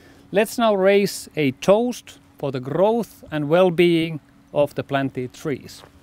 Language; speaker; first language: English; non-native, fluent; Finnish